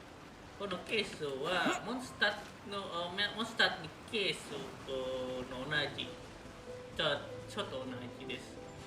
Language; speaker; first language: Japanese; non-native, learner; Indonesian